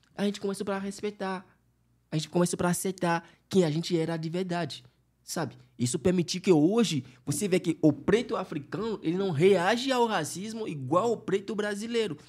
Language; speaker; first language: Portuguese; non-native, fluent; Fon